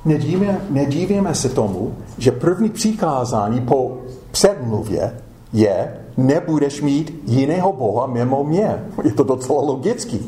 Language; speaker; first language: Czech; non-native, fluent; English